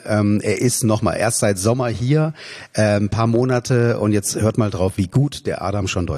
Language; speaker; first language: German; native; German